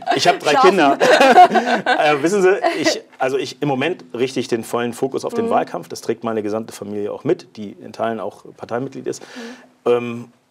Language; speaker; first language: German; native; German